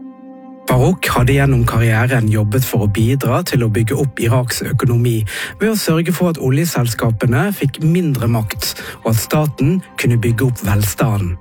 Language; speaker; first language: Norwegian; native; Norwegian